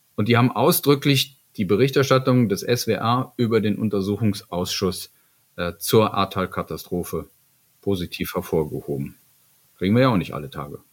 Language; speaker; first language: German; native; German